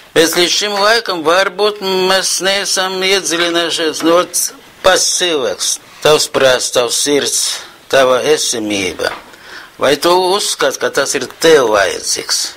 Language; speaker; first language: Latvian; non-native, local second language; Russian